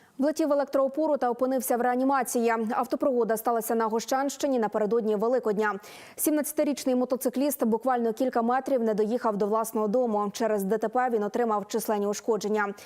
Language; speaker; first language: Ukrainian; native; Ukrainian